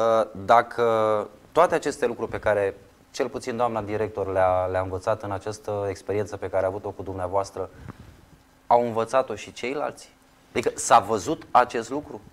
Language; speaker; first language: Romanian; native; Romanian